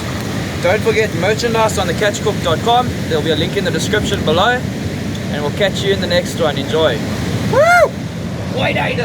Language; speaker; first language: English; native; English